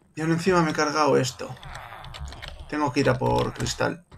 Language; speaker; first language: Spanish; native; Spanish